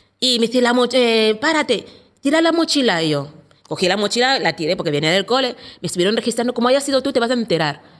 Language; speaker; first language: Spanish; non-native, local second language; Fang